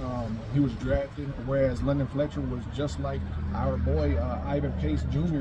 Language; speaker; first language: English; native; English